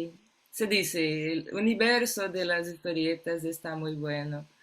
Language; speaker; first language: Spanish; non-native, fluent; Portuguese